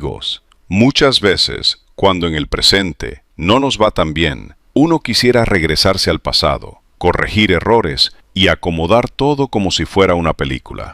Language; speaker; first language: Spanish; native; Spanish